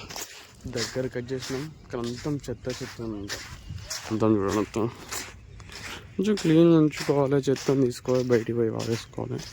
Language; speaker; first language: Telugu; native; Telugu